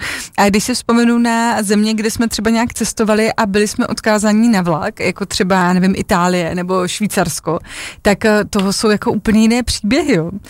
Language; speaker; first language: Czech; native; Czech